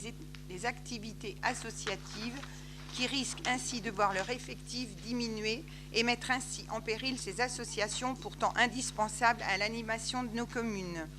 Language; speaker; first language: French; native; French